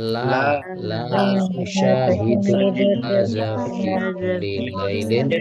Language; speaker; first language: Arabic; non-native, learner; Indonesian